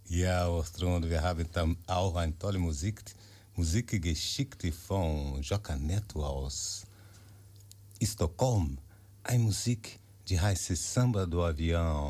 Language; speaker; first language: German; non-native, learner; Portuguese